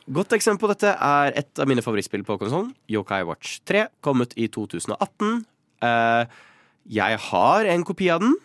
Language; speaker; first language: Norwegian; native; Norwegian